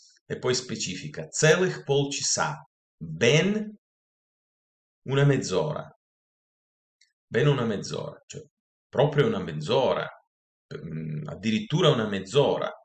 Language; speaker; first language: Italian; non-native, fluent; Russian